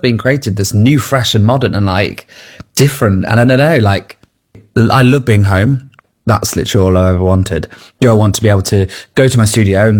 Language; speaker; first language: English; native; English